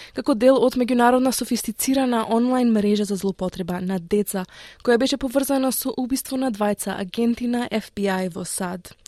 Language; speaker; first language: Macedonian; native; Macedonian